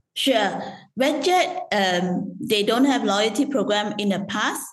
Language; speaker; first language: English; non-native, local second language; Chinese